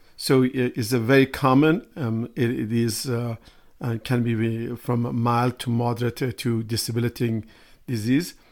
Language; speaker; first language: English; non-native, fluent; Persian